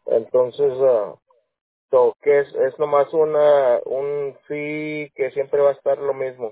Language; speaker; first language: Spanish; native; Spanish